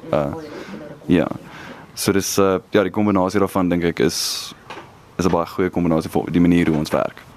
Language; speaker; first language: Afrikaans; native; Afrikaans